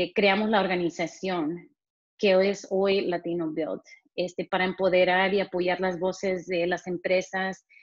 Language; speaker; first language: Spanish; early bilingual, heritage; Spanish